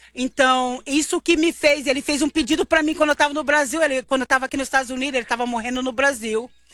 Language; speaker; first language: Portuguese; native; Portuguese